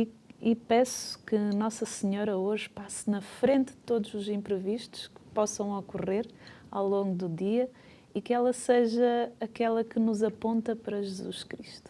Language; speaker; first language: Portuguese; native; Portuguese